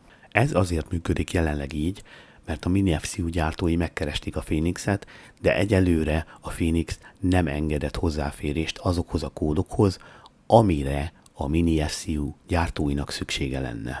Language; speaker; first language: Hungarian; native; Hungarian